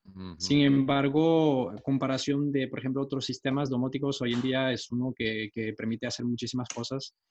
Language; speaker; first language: Spanish; non-native, fluent; French